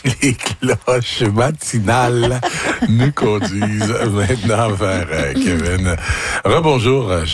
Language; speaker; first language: French; native; French